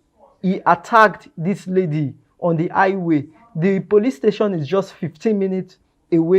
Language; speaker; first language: English; non-native, local second language; Yoruba